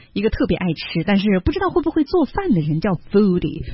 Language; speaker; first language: Chinese; native; Chinese